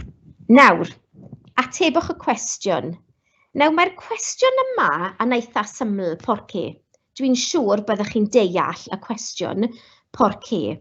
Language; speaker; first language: Welsh; non-native, local second language; English